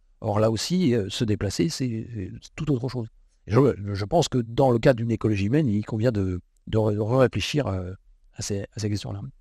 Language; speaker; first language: French; native; French